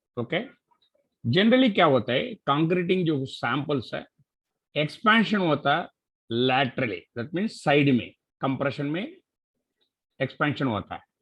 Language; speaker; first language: Hindi; non-native, local second language; Marathi